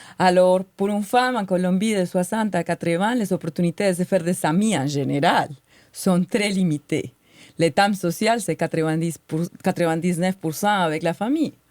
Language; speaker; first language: French; non-native, fluent; Spanish